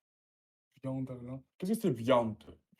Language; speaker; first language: French; non-native, learner; Russian